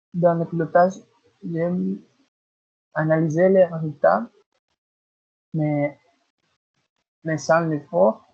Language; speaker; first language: French; non-native, learner; Spanish